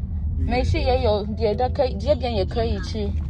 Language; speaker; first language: Chinese; non-native, fluent; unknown